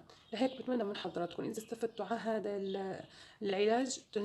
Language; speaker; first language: Arabic; native; Arabic